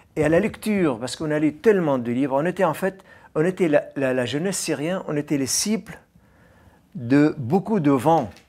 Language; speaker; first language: French; non-native, fluent; Arabic